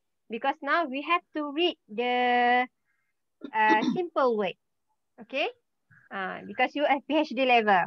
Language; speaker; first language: English; non-native, learner; Malay